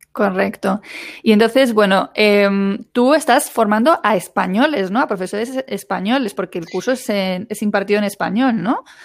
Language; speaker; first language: Spanish; native; Spanish